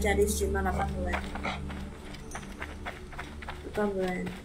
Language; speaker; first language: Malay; non-native, local second language; Cantonese